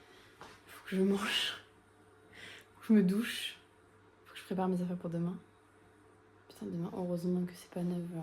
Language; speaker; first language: French; native; French